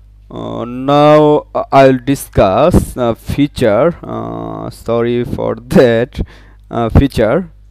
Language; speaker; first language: English; non-native, local second language; Bangla